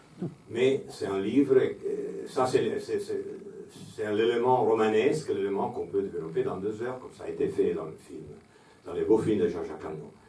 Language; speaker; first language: French; non-native, fluent; Italian